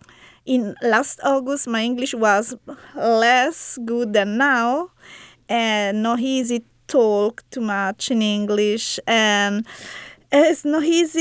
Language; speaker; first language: English; non-native, learner; Italian